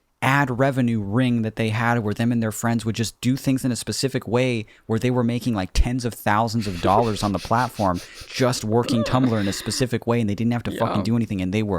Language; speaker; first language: English; native; English